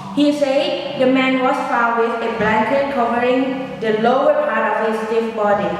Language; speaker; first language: English; non-native, fluent; Thai